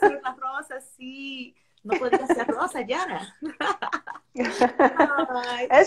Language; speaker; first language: Spanish; native; Spanish